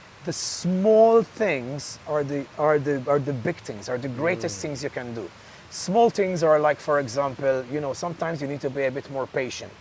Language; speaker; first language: English; non-native, local second language; Maltese